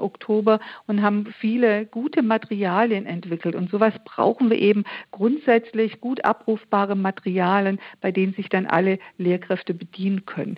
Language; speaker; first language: German; native; German